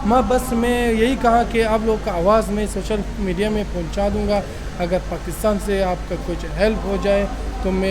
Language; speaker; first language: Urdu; non-native, local second language; Pashto